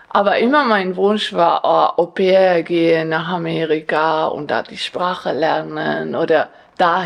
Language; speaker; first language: German; non-native, fluent; Spanish